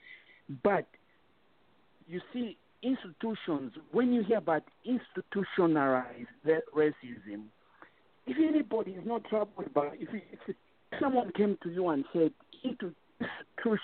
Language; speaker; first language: English; non-native, local second language; Bemba